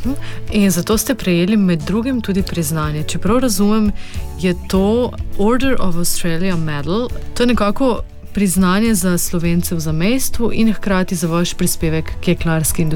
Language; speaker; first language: Slovenian; native; Slovenian